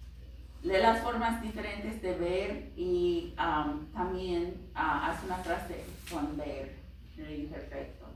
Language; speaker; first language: Spanish; non-native, fluent; English